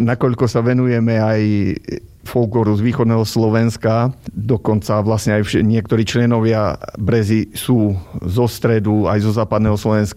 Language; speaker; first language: Slovak; native; Slovak